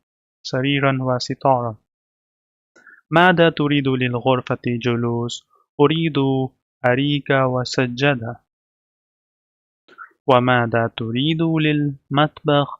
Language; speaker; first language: Arabic; non-native, learner; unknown